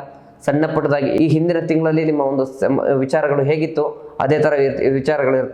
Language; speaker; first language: Kannada; native; Kannada